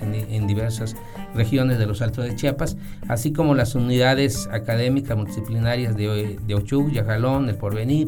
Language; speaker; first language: Spanish; native; Spanish